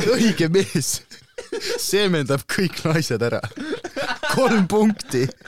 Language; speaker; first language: Estonian; native; Estonian